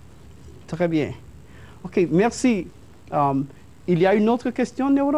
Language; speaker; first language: French; non-native, fluent; Spanish